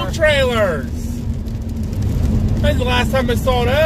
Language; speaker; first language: English; native; English